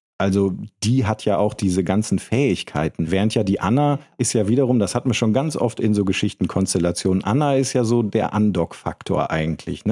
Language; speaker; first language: German; native; German